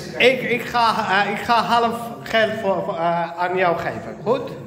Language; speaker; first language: Dutch; non-native, learner; Arabic